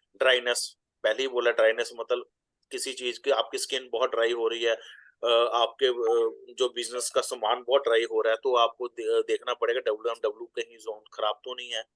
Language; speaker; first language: Hindi; non-native, local second language; Punjabi